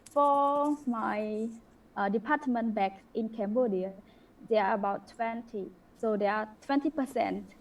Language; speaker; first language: English; non-native, learner; Khmer